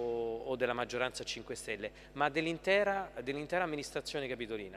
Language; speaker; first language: Italian; native; Italian